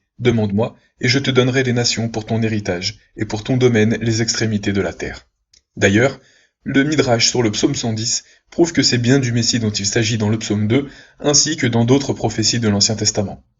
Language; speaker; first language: French; native; French